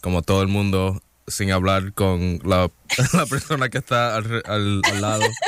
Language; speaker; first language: Spanish; non-native, learner; English